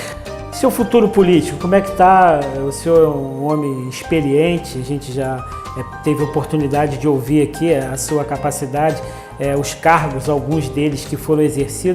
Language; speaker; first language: Portuguese; native; Portuguese